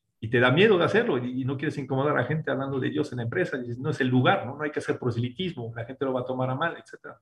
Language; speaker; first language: Spanish; non-native, fluent; French